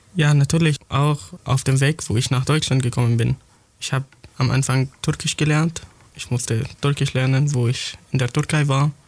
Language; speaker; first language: German; non-native, fluent; Arabic